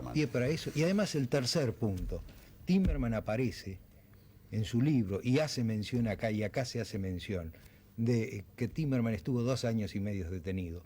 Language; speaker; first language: Spanish; native; Spanish